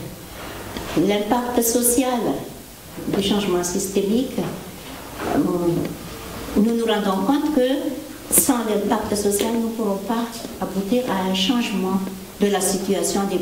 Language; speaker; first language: French; non-native, local second language; Malagasy